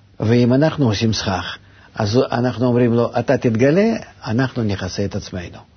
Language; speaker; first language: Hebrew; non-native, fluent; Russian